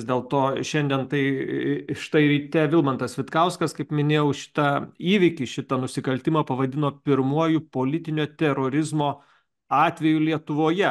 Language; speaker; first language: Lithuanian; native; Lithuanian